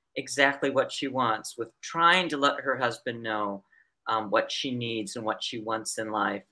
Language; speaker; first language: English; native; English